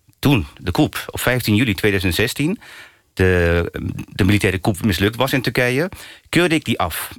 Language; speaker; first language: Dutch; early bilingual, other home language; Turkish